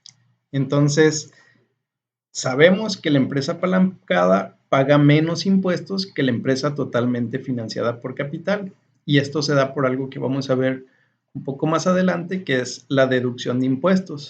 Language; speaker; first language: Spanish; native; Spanish